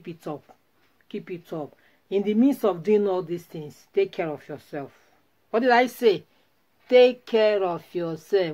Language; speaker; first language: English; non-native, local second language; Igbo